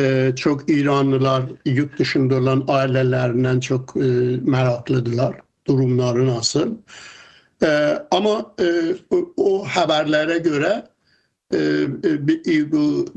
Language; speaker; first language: Turkish; non-native, fluent; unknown